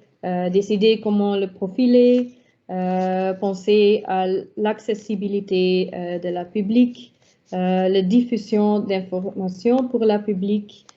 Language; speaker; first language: French; non-native, local second language; Dutch